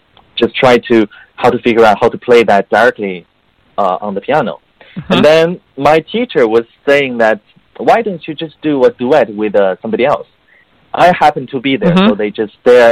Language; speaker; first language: English; non-native, fluent; Chinese